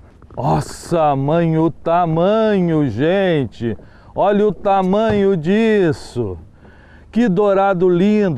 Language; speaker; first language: Portuguese; native; Portuguese